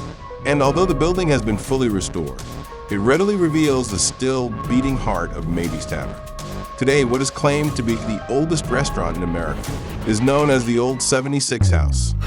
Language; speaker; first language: English; native; English